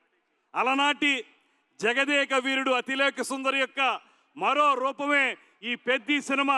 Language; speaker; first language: Telugu; native; Telugu